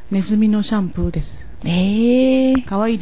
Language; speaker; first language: Japanese; native; Japanese